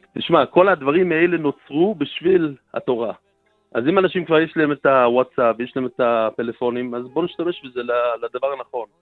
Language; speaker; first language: Hebrew; non-native, fluent; English